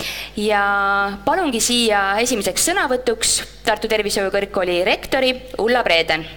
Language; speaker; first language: Estonian; native; Estonian